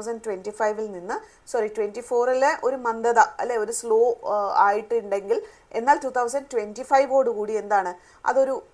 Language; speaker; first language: Malayalam; native; Malayalam